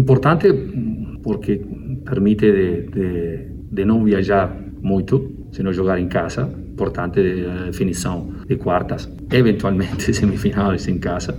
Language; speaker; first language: Portuguese; non-native, learner; Spanish